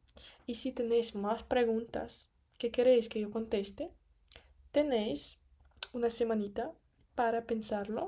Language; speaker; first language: Spanish; non-native, fluent; Russian